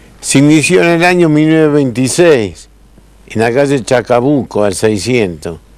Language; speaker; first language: Spanish; native; Spanish